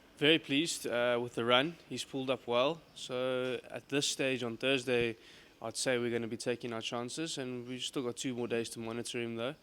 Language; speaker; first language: English; native; English